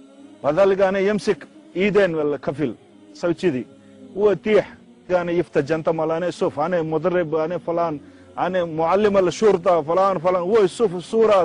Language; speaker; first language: Arabic; non-native, learner; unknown